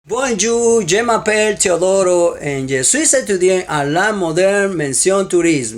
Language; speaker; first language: French; non-native, learner; Spanish